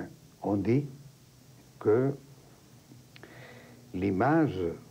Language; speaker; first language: French; non-native, fluent; Greek